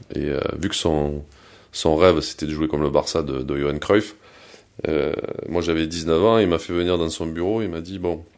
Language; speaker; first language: French; native; French